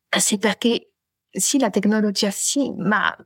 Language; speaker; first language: French; native; French